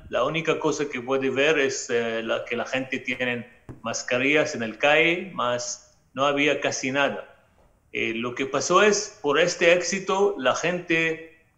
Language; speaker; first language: Spanish; non-native, fluent; Arabic